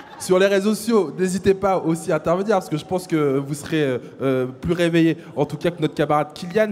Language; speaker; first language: French; native; French